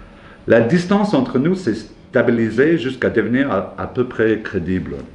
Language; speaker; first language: French; non-native, fluent; English